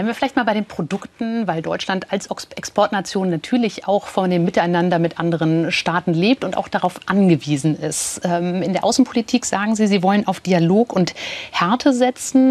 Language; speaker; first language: German; native; German